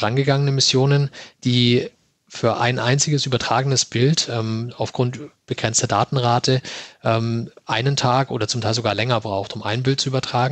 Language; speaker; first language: German; native; German